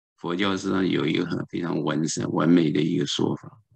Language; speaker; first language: Chinese; native; Chinese